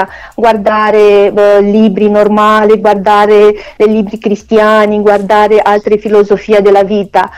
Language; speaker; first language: Italian; non-native, learner; Romanian